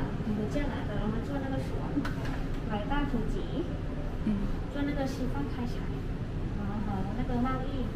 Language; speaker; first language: Chinese; non-native, learner; Thai